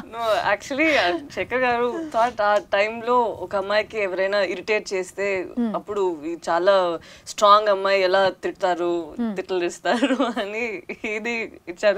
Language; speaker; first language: Telugu; non-native, learner; Tamil